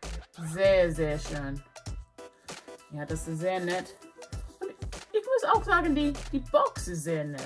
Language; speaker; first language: German; non-native, learner; English